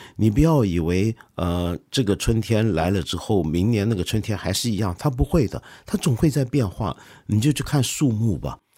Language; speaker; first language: Chinese; non-native, local second language; Cantonese